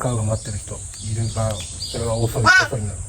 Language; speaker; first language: Japanese; non-native, learner; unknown